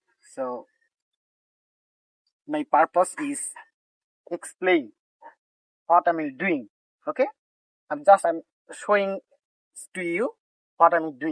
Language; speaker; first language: English; non-native, learner; Bangla